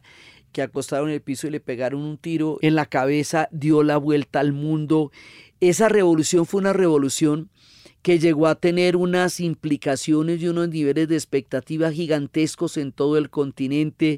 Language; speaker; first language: Spanish; native; Spanish